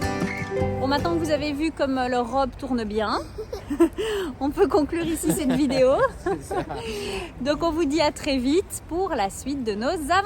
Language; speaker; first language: French; native; French